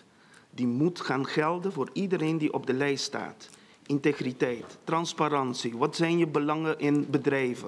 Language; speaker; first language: Dutch; non-native, local second language; Papiamento